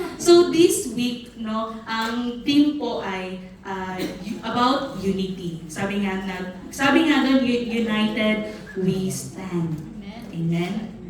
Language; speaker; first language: Filipino; non-native, local second language; Cebuano